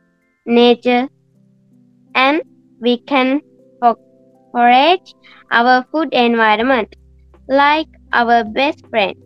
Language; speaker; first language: English; non-native, learner; Sinhala